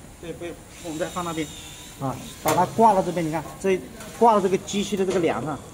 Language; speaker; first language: Chinese; native; Chinese